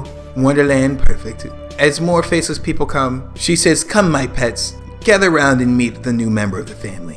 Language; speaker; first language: English; native; English